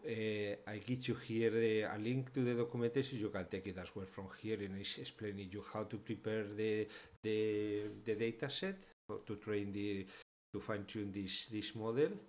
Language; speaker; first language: English; non-native, fluent; Spanish